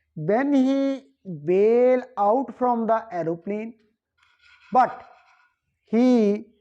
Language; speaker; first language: English; non-native, local second language; Punjabi